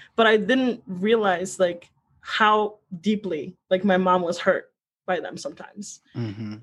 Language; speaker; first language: English; early bilingual, other home language; Spanish